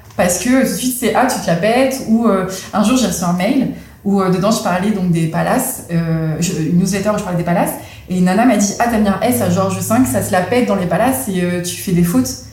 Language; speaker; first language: French; native; French